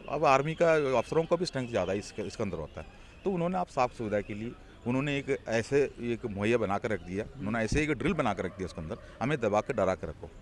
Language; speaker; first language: Hindi; non-native, local second language; Malayalam